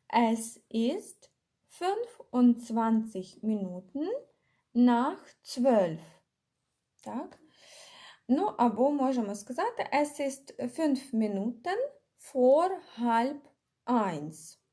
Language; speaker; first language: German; non-native, fluent; Ukrainian